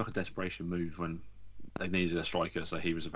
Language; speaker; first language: English; native; English